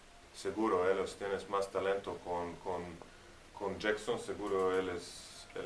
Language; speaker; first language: Spanish; non-native, learner; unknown